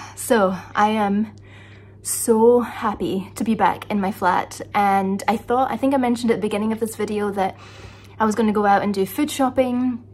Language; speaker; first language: English; native; English